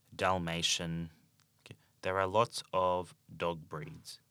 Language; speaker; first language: English; native; English